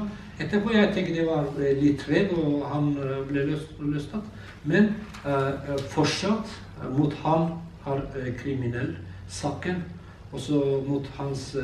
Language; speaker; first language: Norwegian; non-native, learner; Azerbaijani